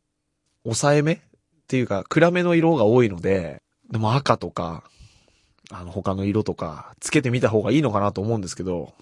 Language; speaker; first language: Japanese; native; Japanese